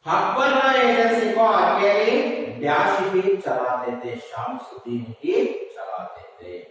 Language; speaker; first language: Hindi; non-native, local second language; Kannada